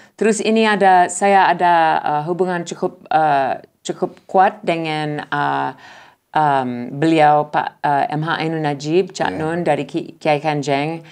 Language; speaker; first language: Indonesian; non-native, learner; English